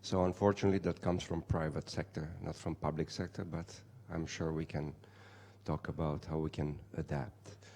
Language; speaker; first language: English; non-native, fluent; Romanian